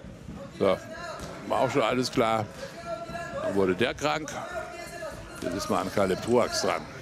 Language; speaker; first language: German; native; German